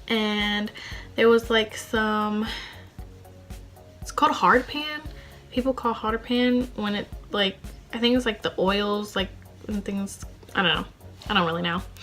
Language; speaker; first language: English; native; English